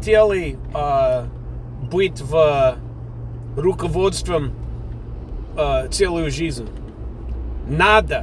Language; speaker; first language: Russian; non-native, fluent; English